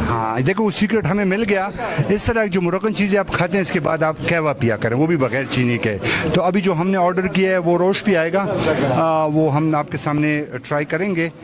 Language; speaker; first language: Urdu; non-native, local second language; Pashto